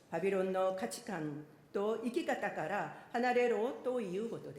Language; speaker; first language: Japanese; non-native, fluent; Korean